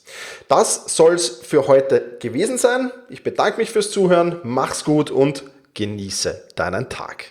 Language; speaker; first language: German; native; German